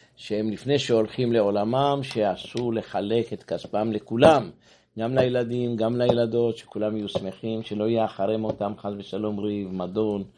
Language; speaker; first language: Hebrew; non-native, fluent; Persian